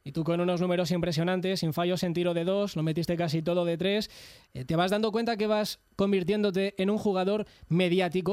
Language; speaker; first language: Spanish; native; Spanish